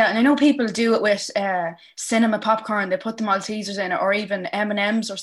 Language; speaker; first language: English; native; English